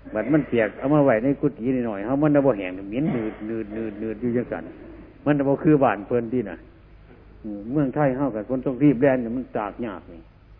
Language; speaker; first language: Thai; native; Thai